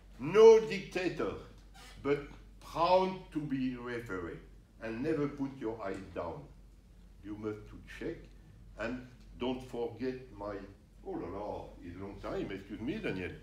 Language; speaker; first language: English; non-native, learner; French